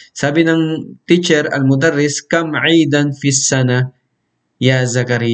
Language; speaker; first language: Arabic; non-native, fluent; Filipino